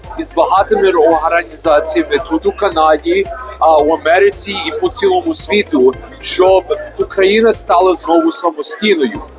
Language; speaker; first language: Ukrainian; early bilingual, heritage; Ukrainian